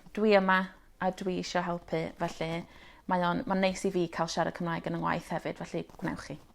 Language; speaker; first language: Welsh; native; Welsh